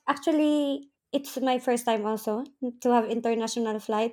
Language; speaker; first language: English; non-native, local second language; Surigaonon